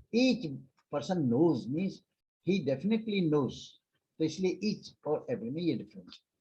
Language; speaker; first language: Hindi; native; Hindi